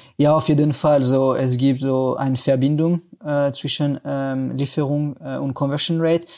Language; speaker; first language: German; non-native, fluent; French